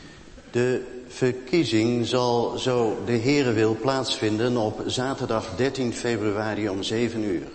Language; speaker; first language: Dutch; native; Dutch